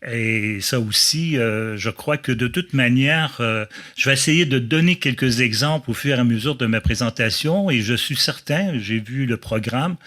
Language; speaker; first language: French; native; French